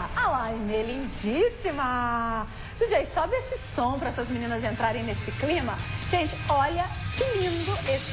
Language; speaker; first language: Portuguese; native; Portuguese